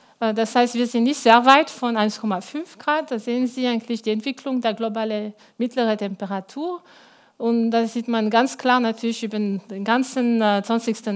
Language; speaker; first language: German; non-native, local second language; French